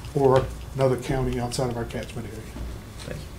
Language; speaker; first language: English; native; English